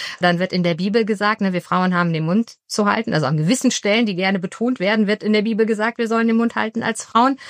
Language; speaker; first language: German; early bilingual, other home language; Romanian